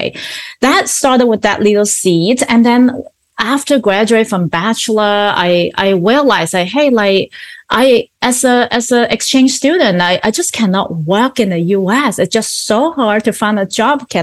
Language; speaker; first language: English; non-native, local second language; Cantonese